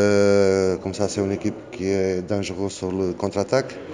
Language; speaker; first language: French; non-native, fluent; Portuguese